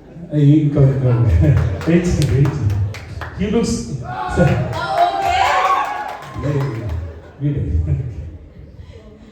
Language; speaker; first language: Telugu; non-native, learner; Tamil